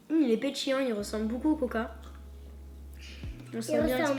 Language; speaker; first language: French; native; French